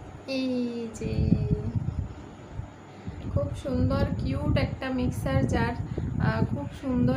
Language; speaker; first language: Bangla; native; Bangla